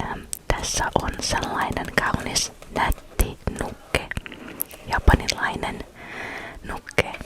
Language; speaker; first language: Finnish; non-native, fluent; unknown